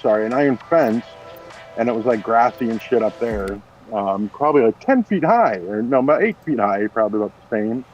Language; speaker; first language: English; native; English